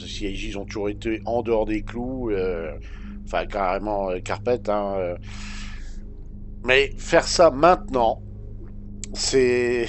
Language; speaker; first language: French; native; French